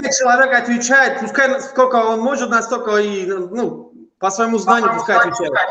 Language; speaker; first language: Russian; non-native, local second language; Tajik